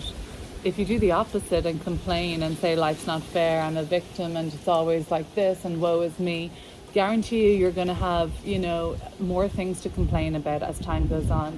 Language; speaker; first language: English; native; English